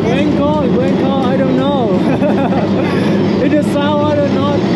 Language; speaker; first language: English; non-native, learner; Vietnamese